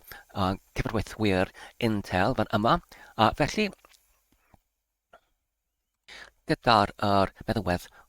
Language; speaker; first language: Welsh; non-native, learner; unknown